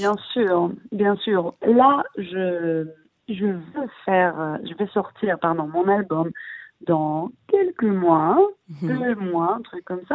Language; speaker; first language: French; early bilingual, heritage; Hebrew